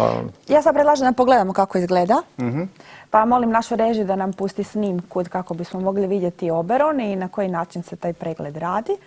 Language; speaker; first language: Croatian; native; Croatian